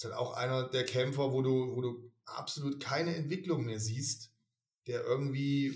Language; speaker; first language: German; native; German